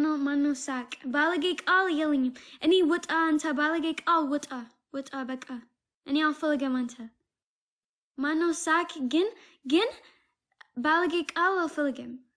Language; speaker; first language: Amharic; non-native, learner; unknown